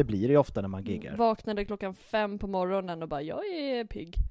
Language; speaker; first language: Swedish; native; Swedish